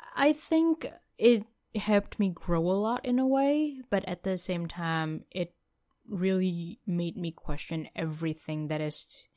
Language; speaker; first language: English; non-native, fluent; Vietnamese